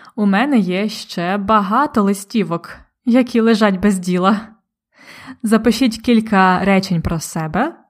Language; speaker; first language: Ukrainian; native; Ukrainian